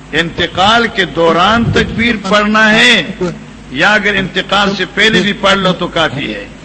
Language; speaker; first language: Urdu; non-native, local second language; Northern Hindko